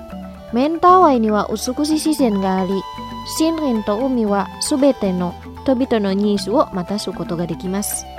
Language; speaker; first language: Japanese; non-native, fluent; Indonesian